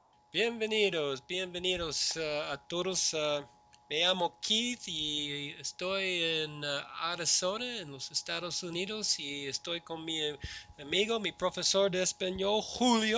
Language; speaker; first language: Spanish; non-native, learner; English